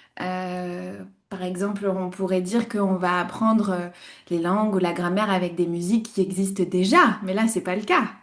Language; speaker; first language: French; native; French